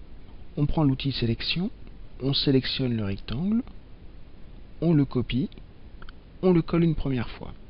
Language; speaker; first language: French; native; French